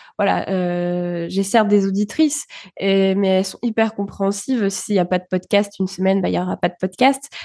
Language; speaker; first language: French; early bilingual, other home language; Bulgarian